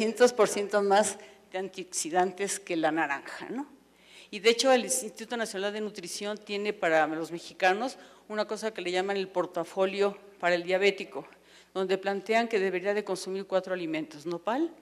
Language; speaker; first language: Spanish; native; Spanish